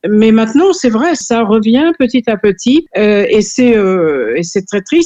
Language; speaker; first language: French; non-native, fluent; Serbian